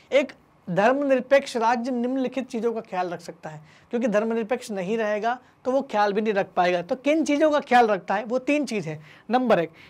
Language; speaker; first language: Hindi; native; Hindi